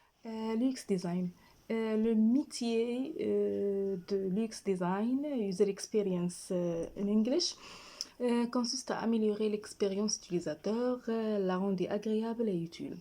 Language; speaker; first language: French; non-native, fluent; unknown